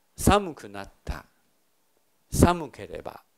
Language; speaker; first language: Japanese; non-native, fluent; Chinese